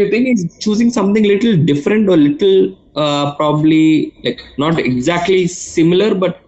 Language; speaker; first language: English; non-native, local second language; Telugu